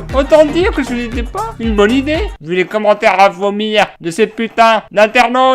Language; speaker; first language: French; native; French